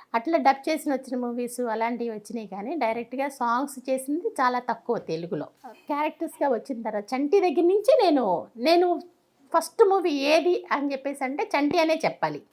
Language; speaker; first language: Telugu; native; Telugu